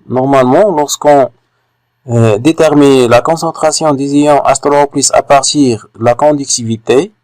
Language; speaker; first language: French; non-native, local second language; Arabic